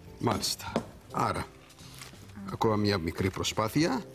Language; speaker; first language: Greek; native; Greek